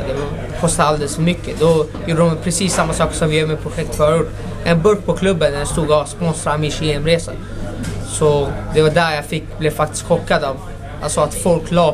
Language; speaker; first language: Swedish; non-native, local second language; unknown